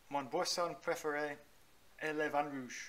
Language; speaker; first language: French; non-native, learner; English